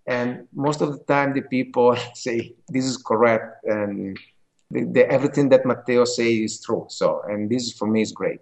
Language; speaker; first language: English; non-native, fluent; Italian